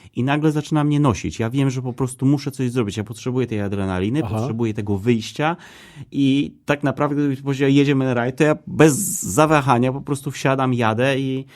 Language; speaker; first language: Polish; native; Polish